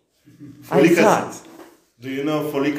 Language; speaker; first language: English; non-native, learner; Turkish